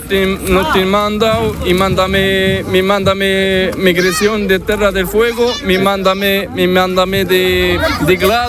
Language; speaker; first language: Spanish; non-native, learner; Arabic